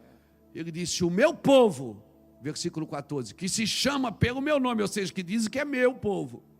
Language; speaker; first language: Portuguese; native; Portuguese